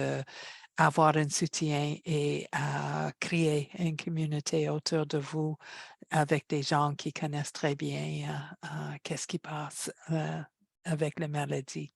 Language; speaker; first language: French; non-native, fluent; English